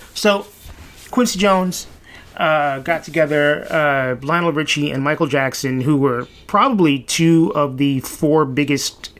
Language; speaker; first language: English; native; English